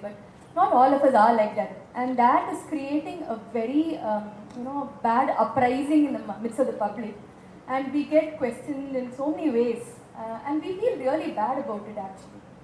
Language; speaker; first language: English; non-native, local second language; Tamil